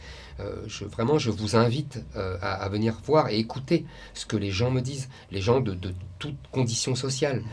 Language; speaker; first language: French; native; French